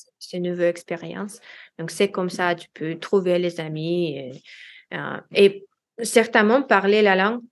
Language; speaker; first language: French; non-native, learner; Russian